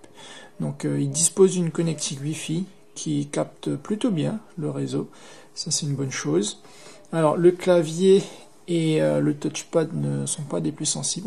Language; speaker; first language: French; native; French